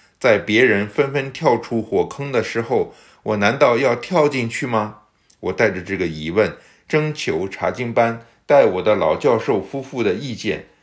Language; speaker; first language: Chinese; native; Chinese